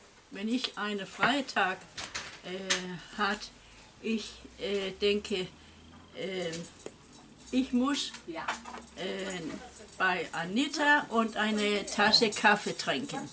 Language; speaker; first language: German; non-native, learner; Danish